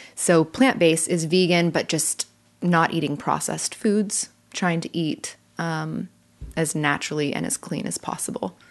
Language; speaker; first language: English; native; English